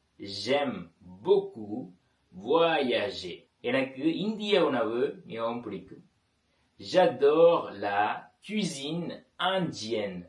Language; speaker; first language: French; non-native, fluent; Tamil